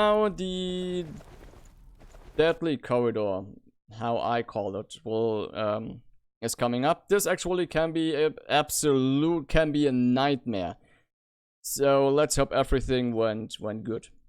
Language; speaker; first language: English; non-native, fluent; German